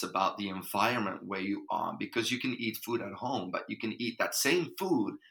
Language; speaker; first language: English; non-native, fluent; Dutch